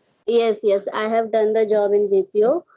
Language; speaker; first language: English; non-native, learner; Hindi